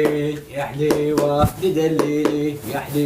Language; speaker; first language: Arabic; native; Arabic